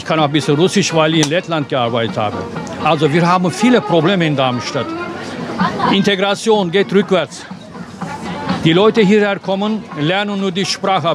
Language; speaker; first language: German; non-native, fluent; Turkish